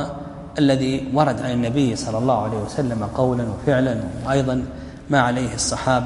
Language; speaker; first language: Arabic; native; Arabic